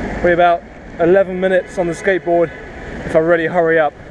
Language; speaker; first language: English; native; English